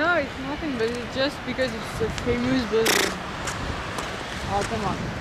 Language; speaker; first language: English; non-native, learner; French